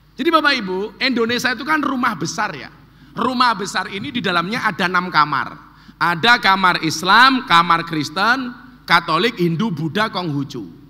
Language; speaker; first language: Indonesian; native; Indonesian